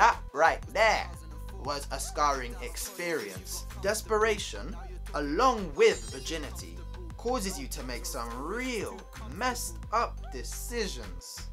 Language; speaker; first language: English; native; English